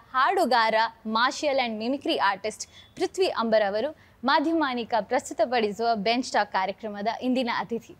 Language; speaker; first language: Kannada; native; Kannada